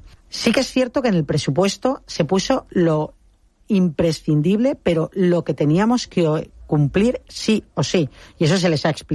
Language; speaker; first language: Spanish; native; Spanish